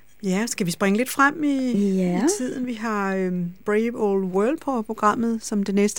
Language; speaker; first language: Danish; native; Danish